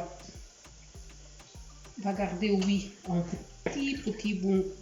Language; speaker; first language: French; non-native, learner; Portuguese